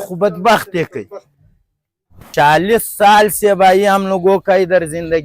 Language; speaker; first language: Hindi; non-native, local second language; Pashto